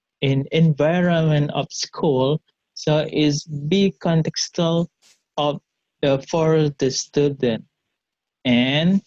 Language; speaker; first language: English; non-native, learner; Indonesian